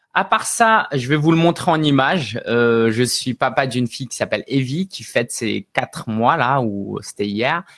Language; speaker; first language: French; native; French